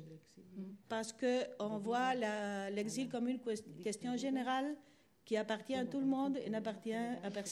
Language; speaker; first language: French; non-native, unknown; Spanish